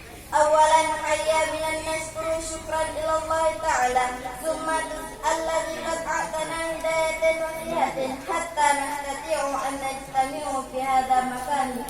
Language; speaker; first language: Arabic; non-native, learner; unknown